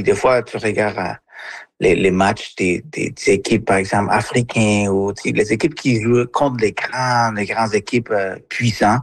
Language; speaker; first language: French; non-native, fluent; Spanish